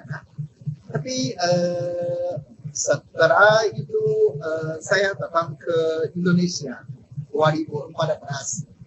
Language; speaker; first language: Indonesian; non-native, learner; Japanese